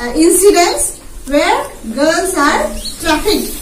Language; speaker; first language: English; non-native, local second language; Assamese